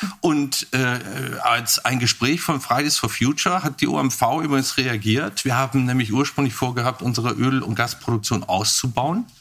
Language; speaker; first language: German; native; German